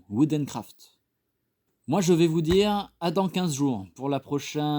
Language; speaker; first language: French; native; French